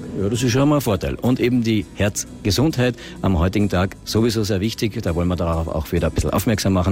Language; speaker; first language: German; native; German